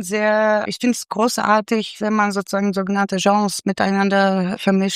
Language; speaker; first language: German; non-native, fluent; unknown